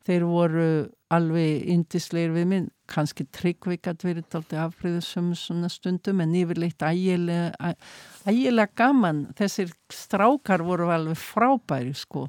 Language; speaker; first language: Icelandic; early bilingual, heritage; Icelandic